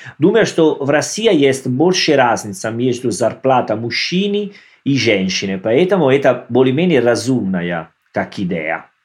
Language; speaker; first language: Russian; non-native, learner; Italian